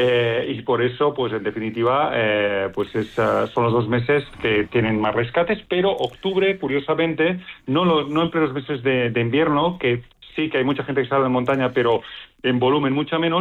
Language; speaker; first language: Spanish; native; Spanish